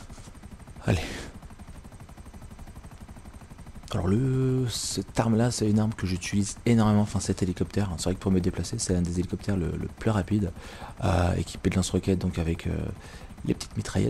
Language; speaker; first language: French; native; French